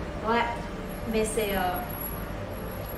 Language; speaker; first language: French; non-native, fluent; Chinese